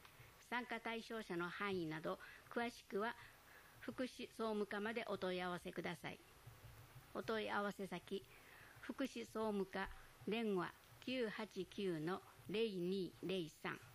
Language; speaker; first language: Japanese; native; Japanese